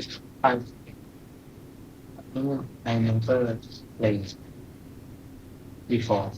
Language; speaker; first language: English; non-native, learner; Thai